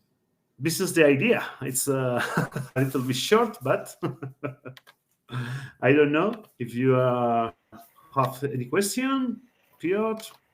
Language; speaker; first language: English; non-native, learner; Spanish